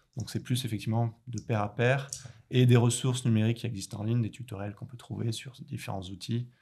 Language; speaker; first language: French; native; French